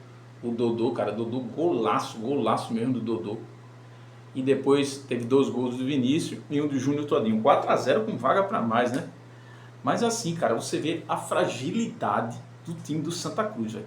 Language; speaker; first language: Portuguese; native; Portuguese